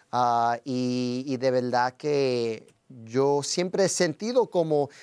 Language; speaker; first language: Spanish; early bilingual, heritage; Spanish